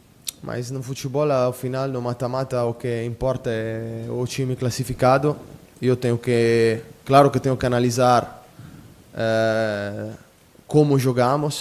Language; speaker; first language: Portuguese; non-native, fluent; Italian